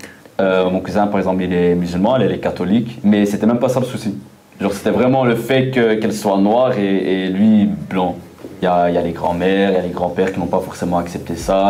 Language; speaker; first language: French; early bilingual, other home language; Arabic